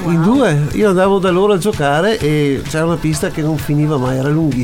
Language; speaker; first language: Italian; native; Italian